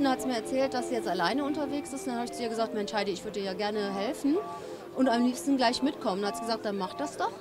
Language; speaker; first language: German; native; German